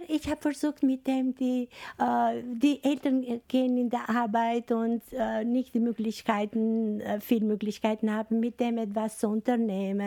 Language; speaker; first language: German; non-native, fluent; Albanian